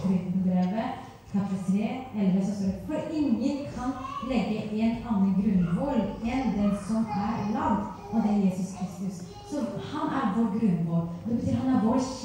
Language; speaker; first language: Norwegian; non-native, fluent; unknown